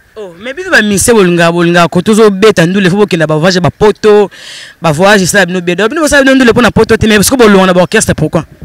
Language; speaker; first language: Lingala; native; Lingala